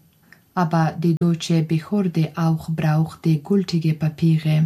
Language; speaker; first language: German; non-native, learner; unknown